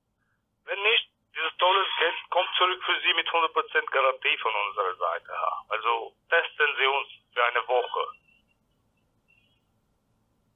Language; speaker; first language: German; non-native, learner; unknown